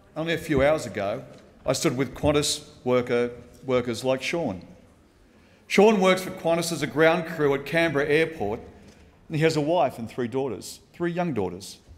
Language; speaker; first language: English; native; English